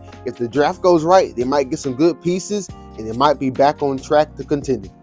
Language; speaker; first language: English; native; English